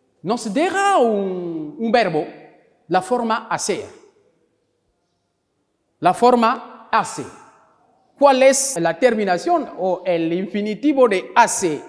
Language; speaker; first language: Spanish; non-native, local second language; French